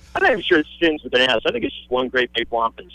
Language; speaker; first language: English; native; English